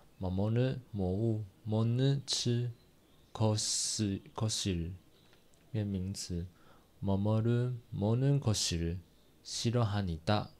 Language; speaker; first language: Korean; non-native, learner; Chinese